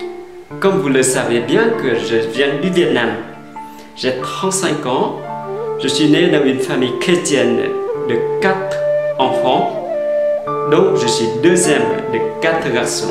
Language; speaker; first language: French; non-native, fluent; Vietnamese